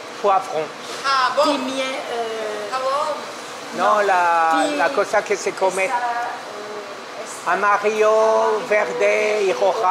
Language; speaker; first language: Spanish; non-native, learner; French